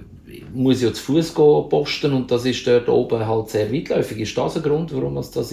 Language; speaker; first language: German; native; German